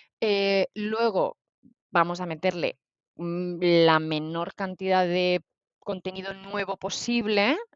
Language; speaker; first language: Spanish; native; Spanish